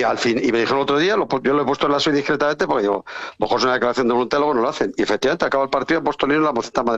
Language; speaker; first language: Spanish; native; Spanish